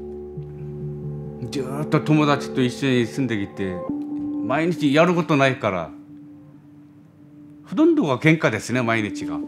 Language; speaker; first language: Japanese; non-native, fluent; Korean